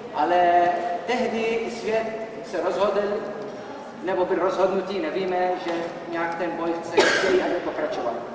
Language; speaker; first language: Czech; non-native, fluent; Arabic